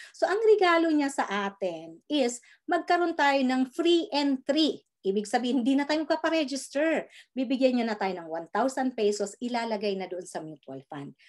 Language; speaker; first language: Filipino; native; Filipino